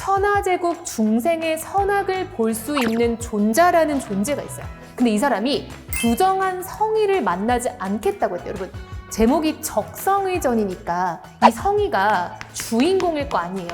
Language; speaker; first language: Korean; native; Korean